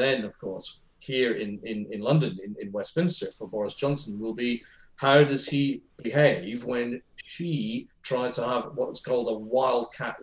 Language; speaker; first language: English; native; English